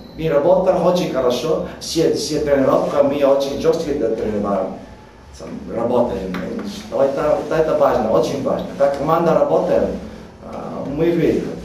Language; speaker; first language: Russian; non-native, learner; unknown